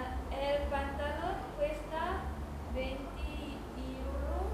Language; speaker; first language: Spanish; non-native, learner; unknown